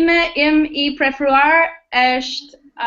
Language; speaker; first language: Albanian; non-native, learner; English